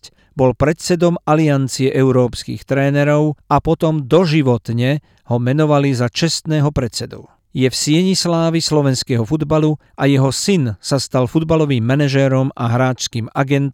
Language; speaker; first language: Slovak; native; Slovak